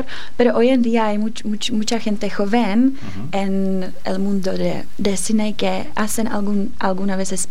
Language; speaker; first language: Spanish; non-native, fluent; Czech